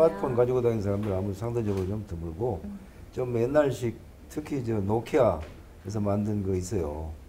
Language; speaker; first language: Korean; native; Korean